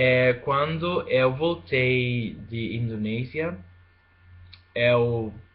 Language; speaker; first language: Portuguese; non-native, fluent; Spanish